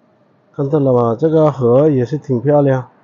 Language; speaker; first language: Chinese; non-native, fluent; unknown